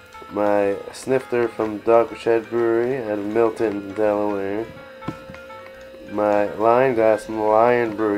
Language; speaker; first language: English; native; English